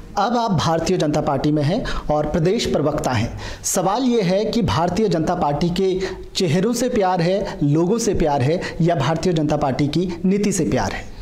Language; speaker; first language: Hindi; native; Hindi